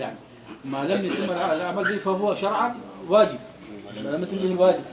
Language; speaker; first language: Arabic; native; Arabic